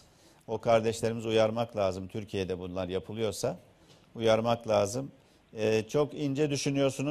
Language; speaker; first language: Turkish; native; Turkish